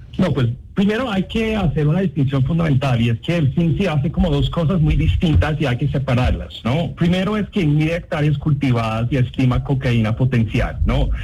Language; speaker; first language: Spanish; non-native, fluent; English